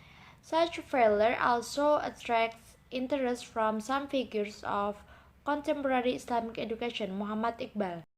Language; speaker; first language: English; non-native, learner; Indonesian